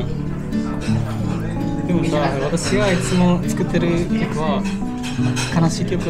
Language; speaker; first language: Japanese; non-native, fluent; Indonesian